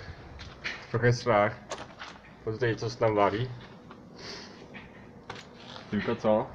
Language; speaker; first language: Polish; native; Polish